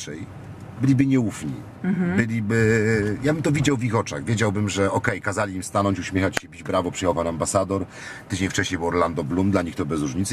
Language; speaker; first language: Polish; native; Polish